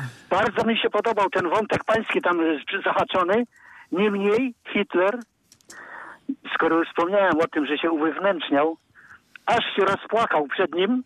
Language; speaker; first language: Polish; non-native, fluent; Finnish